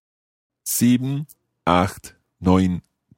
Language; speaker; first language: German; non-native, learner; English